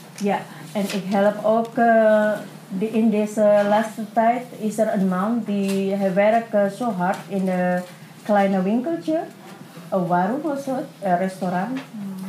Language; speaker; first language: Dutch; non-native, learner; Indonesian